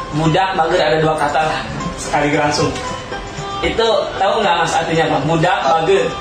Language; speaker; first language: Indonesian; non-native, local second language; Sundanese